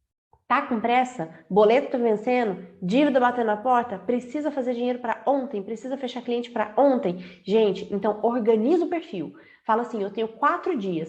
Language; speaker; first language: Portuguese; native; Portuguese